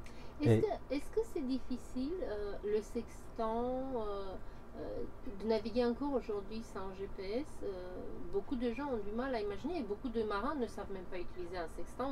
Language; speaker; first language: French; non-native, fluent; English